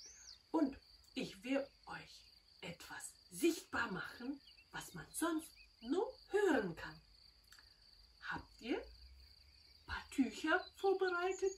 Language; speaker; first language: German; non-native, fluent; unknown